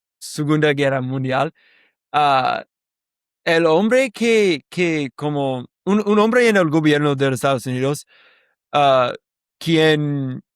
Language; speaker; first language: Spanish; non-native, learner; English